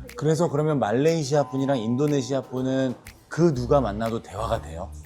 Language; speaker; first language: Korean; native; Korean